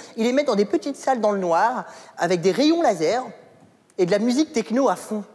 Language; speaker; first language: French; early bilingual, other home language; Arabic